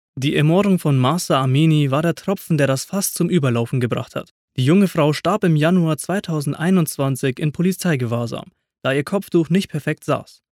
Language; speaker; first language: German; native; German